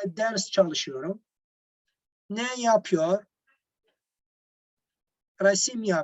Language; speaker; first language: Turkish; non-native, learner; Arabic